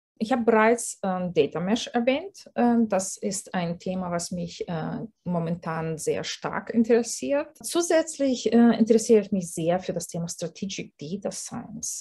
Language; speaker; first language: German; non-native, fluent; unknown